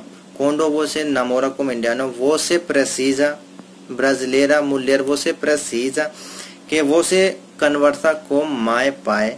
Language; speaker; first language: Portuguese; non-native, learner; Hindi